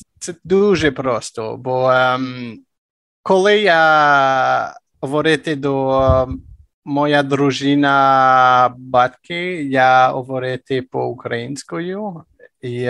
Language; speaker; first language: Ukrainian; non-native, learner; French